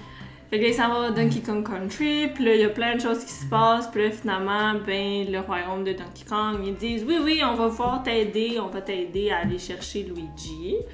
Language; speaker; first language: French; native; French